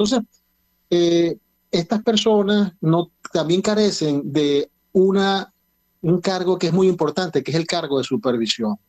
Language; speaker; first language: Spanish; native; Spanish